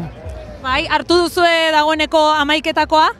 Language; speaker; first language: Basque; native; Basque